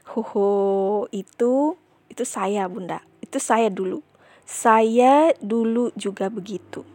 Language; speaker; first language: Indonesian; non-native, local second language; Minangkabau